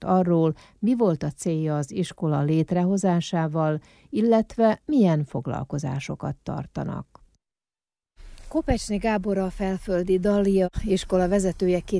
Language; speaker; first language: Hungarian; native; Hungarian